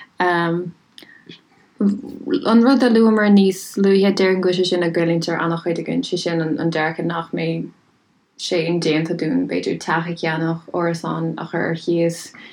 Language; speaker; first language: Irish; native; Irish